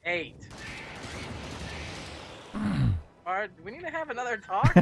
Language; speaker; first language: English; native; English